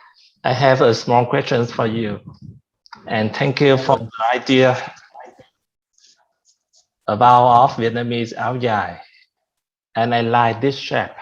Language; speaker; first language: English; non-native, fluent; Vietnamese